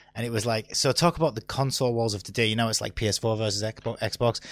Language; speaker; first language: English; native; English